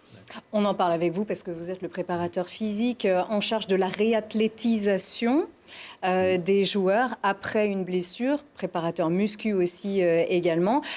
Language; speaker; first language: French; native; French